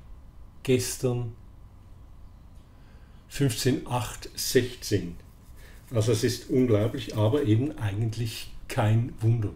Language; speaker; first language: German; native; German